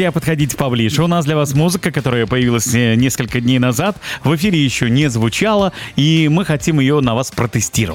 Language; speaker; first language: Russian; native; Russian